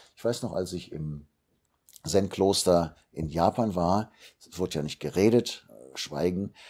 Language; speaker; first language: German; native; German